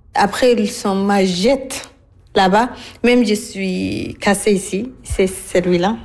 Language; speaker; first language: French; non-native, learner; Arabic